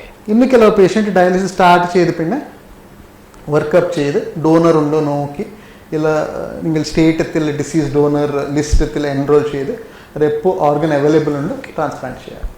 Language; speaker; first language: Malayalam; non-native, learner; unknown